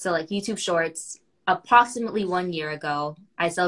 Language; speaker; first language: English; early bilingual, other home language; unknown